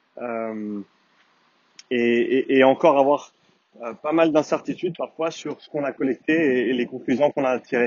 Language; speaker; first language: French; native; French